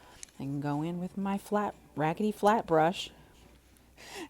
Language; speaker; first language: English; native; English